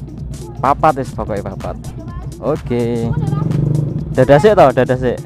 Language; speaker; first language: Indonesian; non-native, local second language; Javanese